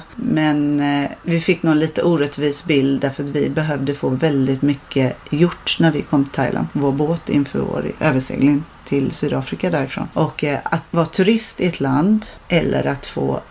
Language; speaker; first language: Swedish; native; Swedish